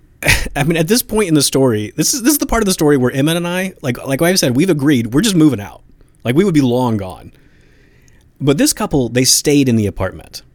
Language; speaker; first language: English; native; English